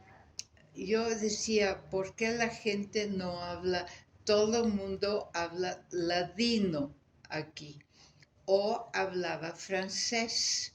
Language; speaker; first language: Spanish; native; Spanish